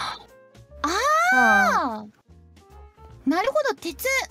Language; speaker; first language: Japanese; native; Japanese